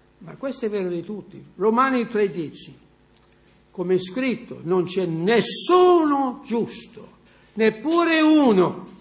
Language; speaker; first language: Italian; non-native, fluent; English